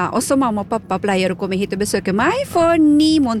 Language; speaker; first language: Norwegian; non-native, fluent; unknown